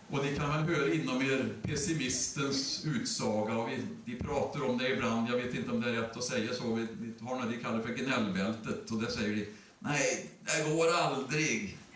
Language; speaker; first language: Swedish; native; Swedish